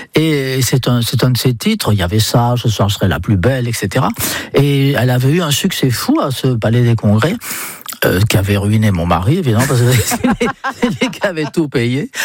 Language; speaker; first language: French; non-native, fluent; English